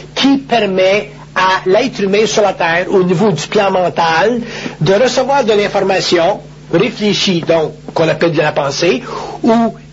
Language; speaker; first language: French; native; French